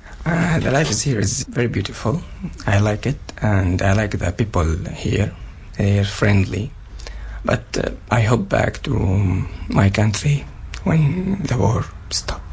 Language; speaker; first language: English; non-native, learner; Arabic